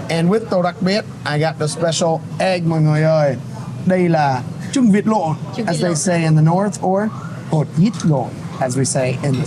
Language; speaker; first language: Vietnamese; non-native, learner; English